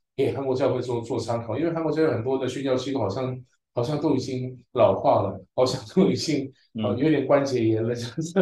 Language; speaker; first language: Chinese; early bilingual, heritage; Chinese